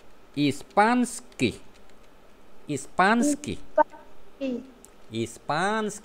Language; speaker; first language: Russian; non-native, fluent; Vietnamese